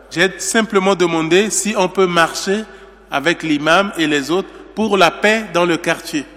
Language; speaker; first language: French; non-native, local second language; Sango